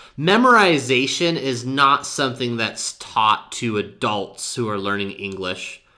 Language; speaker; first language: English; native; English